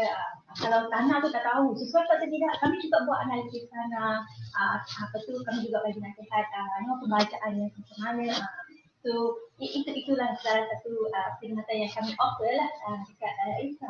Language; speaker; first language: Malay; native; Malay